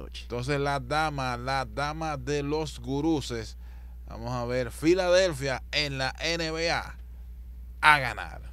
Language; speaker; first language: Spanish; native; Spanish